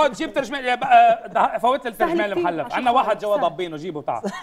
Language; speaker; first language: Arabic; native; Arabic